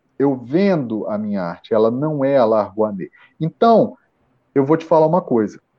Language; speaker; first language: Portuguese; native; Portuguese